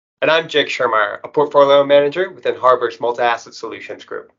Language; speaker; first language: English; native; English